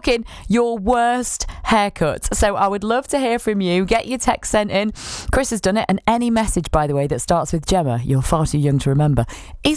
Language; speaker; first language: English; native; English